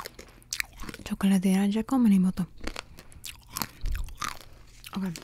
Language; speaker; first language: Spanish; early bilingual, heritage; Spanish